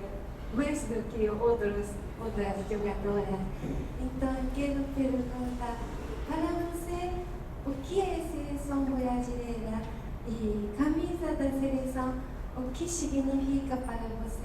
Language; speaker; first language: Portuguese; non-native, fluent; Japanese